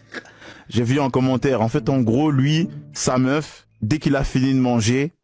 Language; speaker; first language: French; native; French